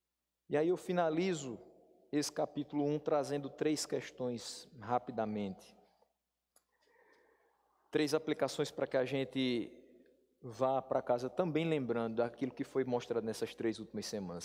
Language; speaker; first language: Portuguese; native; Portuguese